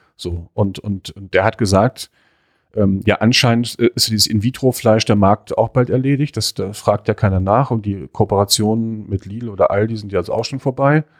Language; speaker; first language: German; native; German